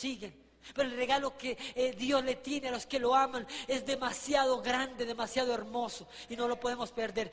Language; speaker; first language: Spanish; native; Spanish